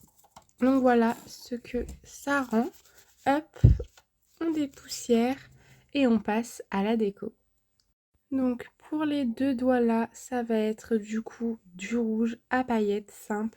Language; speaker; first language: French; native; French